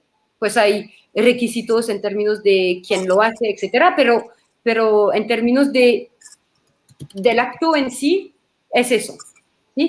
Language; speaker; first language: Spanish; non-native, fluent; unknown